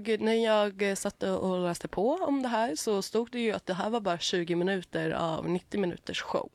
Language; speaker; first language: Swedish; native; Swedish